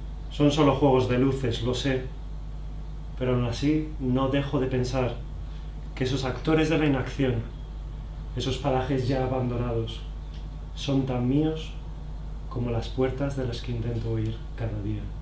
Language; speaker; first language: Spanish; native; Spanish